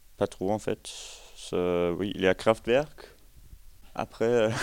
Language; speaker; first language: French; non-native, fluent; German